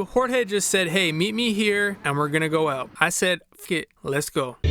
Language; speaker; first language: English; native; English